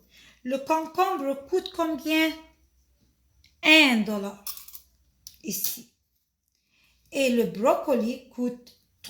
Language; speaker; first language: French; non-native, fluent; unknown